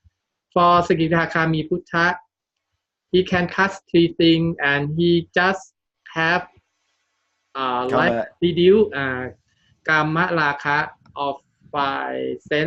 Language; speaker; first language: English; non-native, learner; Thai